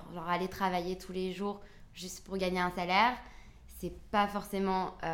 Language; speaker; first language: French; native; French